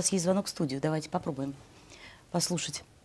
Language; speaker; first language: Russian; native; Russian